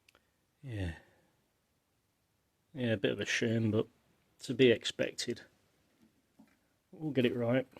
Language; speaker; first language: English; native; English